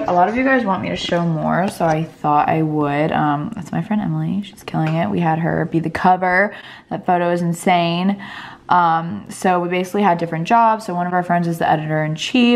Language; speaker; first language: English; native; English